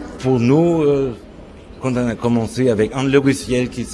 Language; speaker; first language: French; non-native, fluent; German